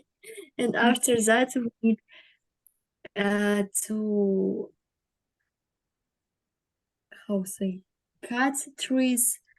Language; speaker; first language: English; non-native, learner; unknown